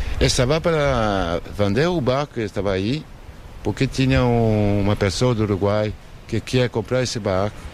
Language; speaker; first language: Portuguese; non-native, learner; French